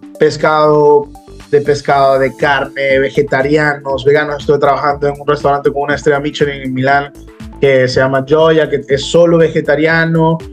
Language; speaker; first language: Spanish; native; Spanish